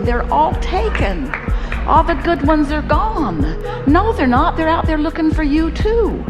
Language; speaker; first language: English; native; English